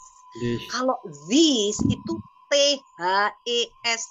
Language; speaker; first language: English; non-native, fluent; Indonesian